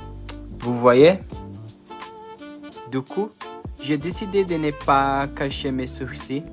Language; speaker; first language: French; non-native, learner; Portuguese